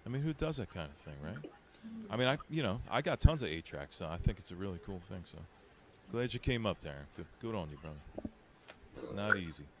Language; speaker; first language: English; native; English